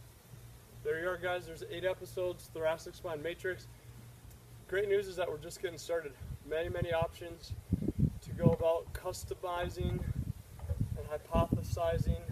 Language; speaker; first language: English; native; English